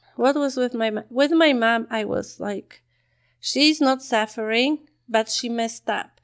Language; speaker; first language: English; non-native, fluent; Polish